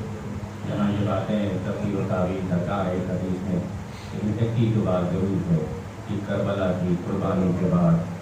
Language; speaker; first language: Urdu; native; Urdu